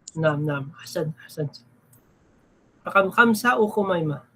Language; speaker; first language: Arabic; non-native, fluent; Filipino